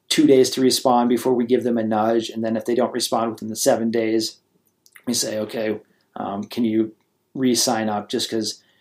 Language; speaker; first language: English; native; English